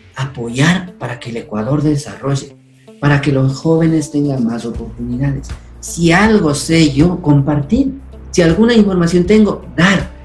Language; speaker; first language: Spanish; non-native, local second language; Quechua